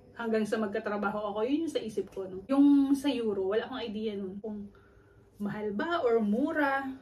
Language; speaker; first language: Filipino; native; Filipino